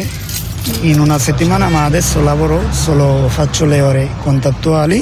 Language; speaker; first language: Italian; non-native, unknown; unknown